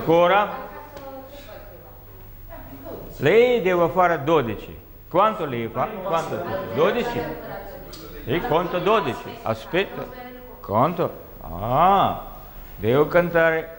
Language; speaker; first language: Italian; non-native, learner; Russian